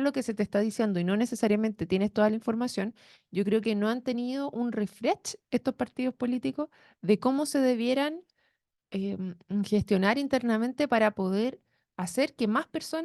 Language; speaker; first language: Spanish; native; Spanish